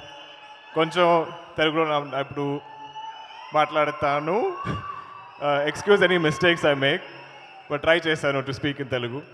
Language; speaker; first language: Telugu; non-native, learner; Malayalam